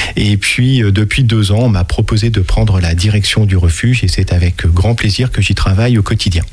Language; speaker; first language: French; native; French